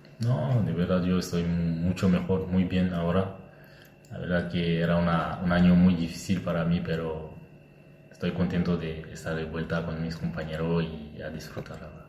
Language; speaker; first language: Spanish; non-native, learner; French